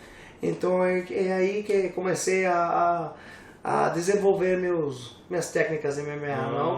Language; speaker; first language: Portuguese; non-native, learner; English